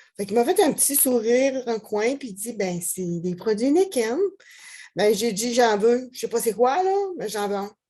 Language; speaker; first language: French; native; French